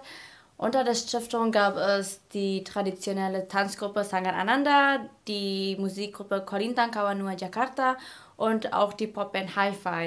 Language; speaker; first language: German; non-native, fluent; Indonesian